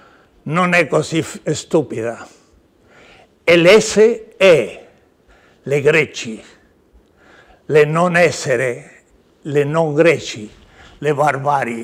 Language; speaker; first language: Italian; non-native, learner; Spanish